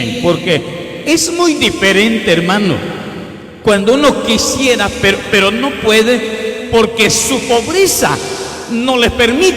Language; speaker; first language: Spanish; native; Spanish